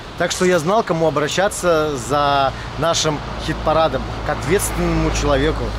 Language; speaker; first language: Russian; native; Russian